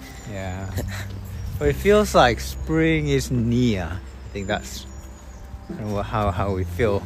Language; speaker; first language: English; non-native, fluent; Korean